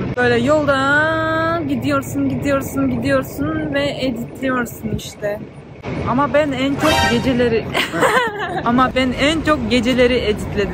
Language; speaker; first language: Turkish; non-native, fluent; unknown